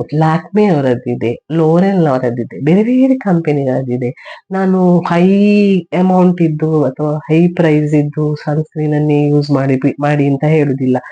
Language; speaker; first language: Kannada; non-native, local second language; Tulu